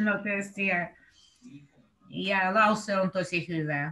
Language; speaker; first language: Finnish; non-native, learner; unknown